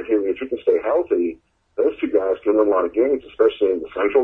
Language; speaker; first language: English; native; English